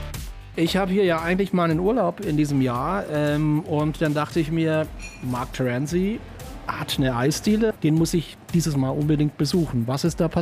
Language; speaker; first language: German; native; German